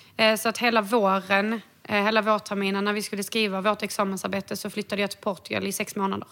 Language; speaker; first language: Swedish; native; Swedish